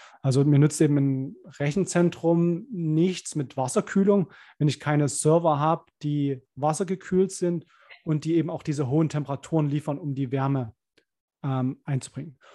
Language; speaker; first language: German; native; German